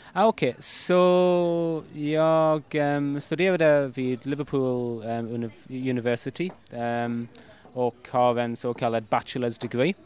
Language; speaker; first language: Swedish; non-native, fluent; English